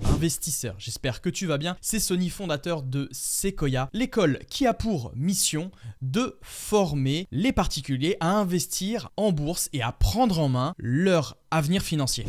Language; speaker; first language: French; native; French